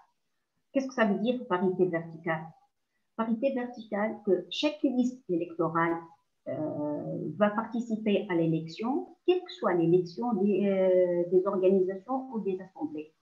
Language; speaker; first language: French; non-native, local second language; Arabic